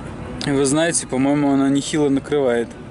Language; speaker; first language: Russian; native; Russian